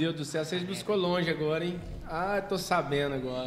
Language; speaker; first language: Portuguese; native; Portuguese